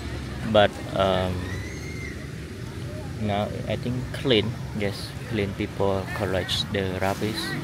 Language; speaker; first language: English; non-native, learner; Khmer